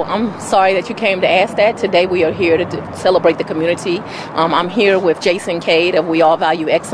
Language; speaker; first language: English; native; English